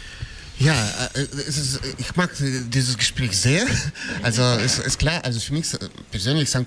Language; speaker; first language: German; non-native, fluent; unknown